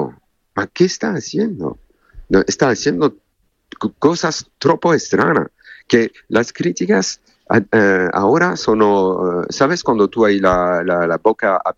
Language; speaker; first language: Spanish; non-native, learner; French